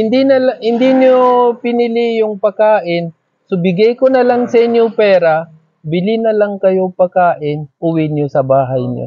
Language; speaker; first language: Filipino; non-native, learner; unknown